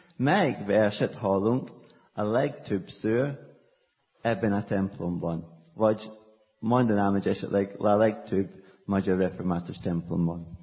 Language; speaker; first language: Hungarian; non-native, fluent; English